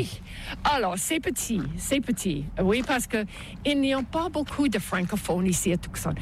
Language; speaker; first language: French; non-native, local second language; English